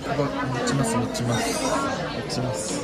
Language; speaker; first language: Japanese; native; Japanese